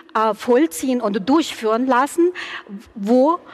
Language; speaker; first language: German; non-native, fluent; Ukrainian